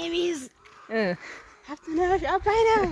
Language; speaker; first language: English; non-native, learner; Amharic